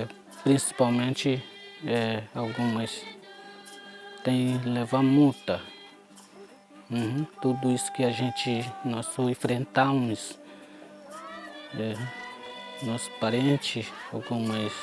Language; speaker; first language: Portuguese; non-native, local second language; Guarani